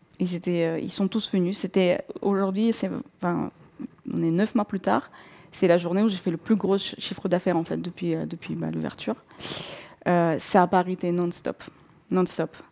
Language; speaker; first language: French; non-native, fluent; Russian